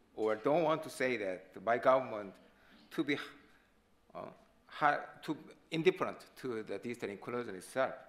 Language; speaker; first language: English; non-native, learner; Korean